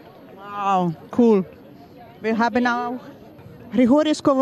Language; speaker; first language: German; non-native, learner; Ukrainian